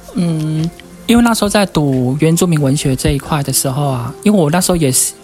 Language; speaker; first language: Chinese; native; Chinese